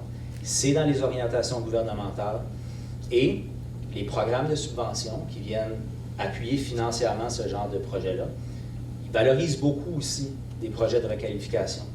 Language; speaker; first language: French; native; French